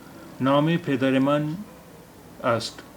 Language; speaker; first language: Persian; non-native, fluent; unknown